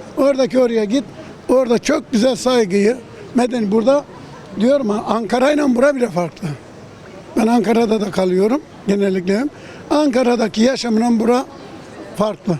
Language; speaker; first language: Turkish; native; Turkish